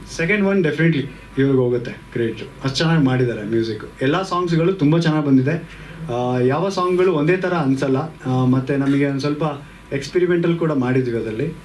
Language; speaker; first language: Kannada; native; Kannada